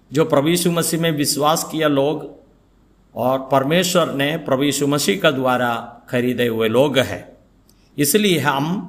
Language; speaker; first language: Hindi; non-native, local second language; Malayalam